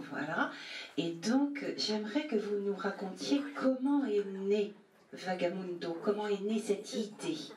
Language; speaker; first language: French; native; French